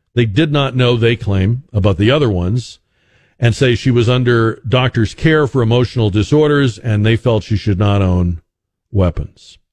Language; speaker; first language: English; native; English